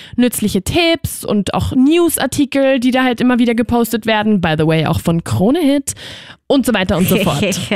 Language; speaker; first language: German; non-native, fluent; Spanish